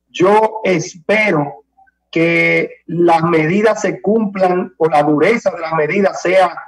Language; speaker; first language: Spanish; native; Spanish